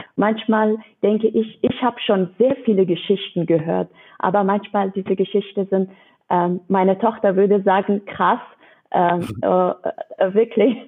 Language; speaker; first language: German; non-native, fluent; Persian